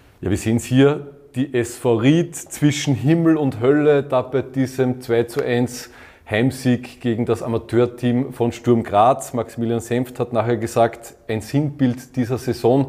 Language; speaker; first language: German; native; German